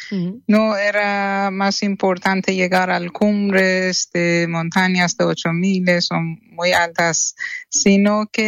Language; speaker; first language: Spanish; non-native, learner; Persian